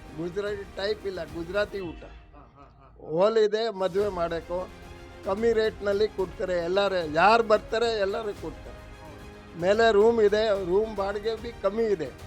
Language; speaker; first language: Kannada; non-native, local second language; Gujarati